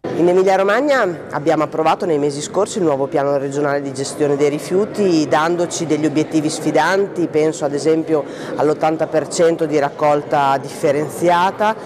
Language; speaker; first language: Italian; native; Italian